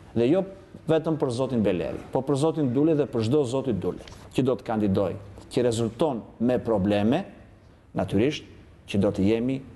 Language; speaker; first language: Albanian; non-native, local second language; Greek